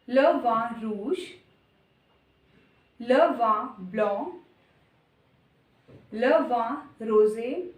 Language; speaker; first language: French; non-native, learner; Hindi